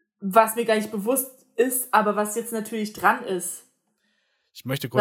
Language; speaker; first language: German; native; German